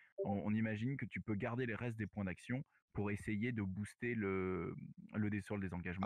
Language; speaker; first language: French; native; French